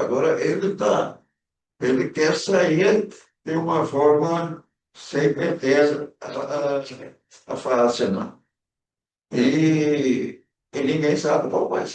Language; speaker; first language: Portuguese; early bilingual, other home language; German